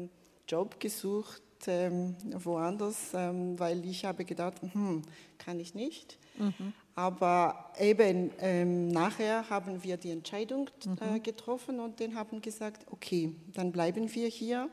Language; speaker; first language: German; non-native, fluent; Malagasy